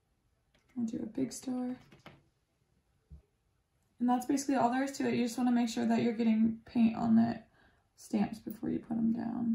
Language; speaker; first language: English; native; English